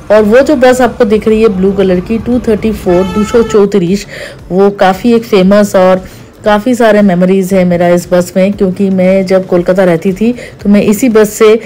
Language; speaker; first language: Hindi; non-native, local second language; Bangla